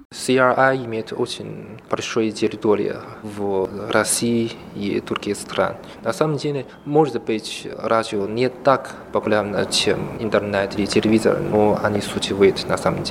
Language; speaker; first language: Russian; non-native, fluent; Chinese